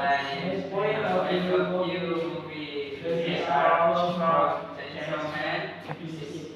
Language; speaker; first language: English; non-native, learner; Indonesian